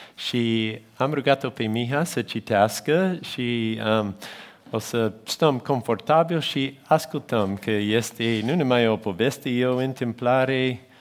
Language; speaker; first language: Romanian; non-native, fluent; English